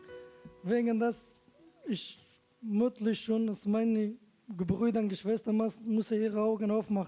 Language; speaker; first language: German; non-native, learner; Turkish